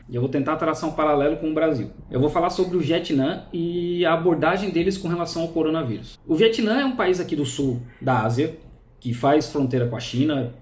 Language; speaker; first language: Portuguese; native; Portuguese